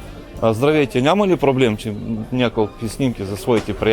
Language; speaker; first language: Bulgarian; early bilingual, heritage; Russian